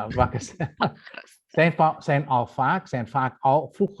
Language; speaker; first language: Dutch; non-native, fluent; Indonesian